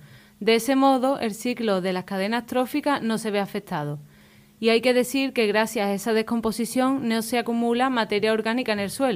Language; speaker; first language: Spanish; native; Spanish